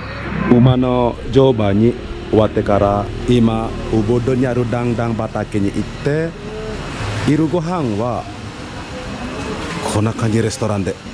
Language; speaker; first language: Japanese; non-native, learner; Indonesian